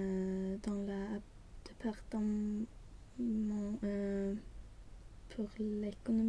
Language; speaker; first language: French; non-native, learner; Swedish